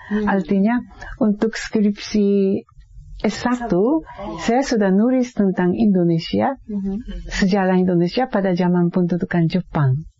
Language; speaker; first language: Indonesian; non-native, fluent; Japanese